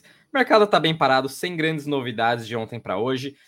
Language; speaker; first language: Portuguese; native; Portuguese